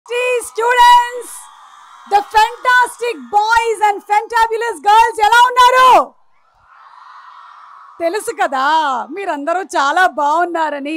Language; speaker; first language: Telugu; native; Telugu